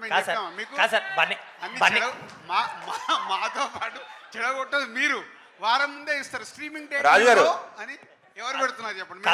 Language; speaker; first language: Telugu; native; Telugu